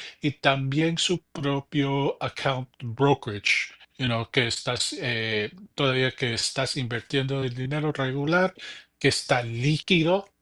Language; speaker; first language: Spanish; early bilingual, heritage; English